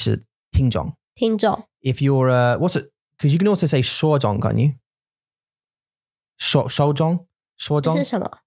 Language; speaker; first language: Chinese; non-native, learner; English